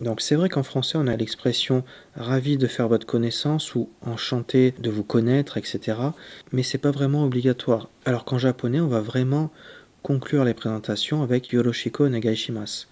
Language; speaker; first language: French; native; French